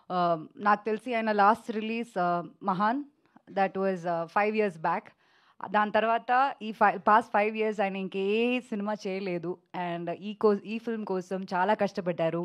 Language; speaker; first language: Telugu; non-native, local second language; Malayalam